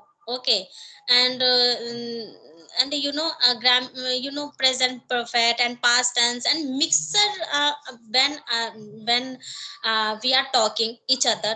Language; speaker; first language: English; non-native, learner; Hindi